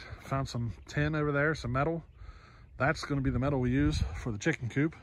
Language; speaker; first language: English; native; English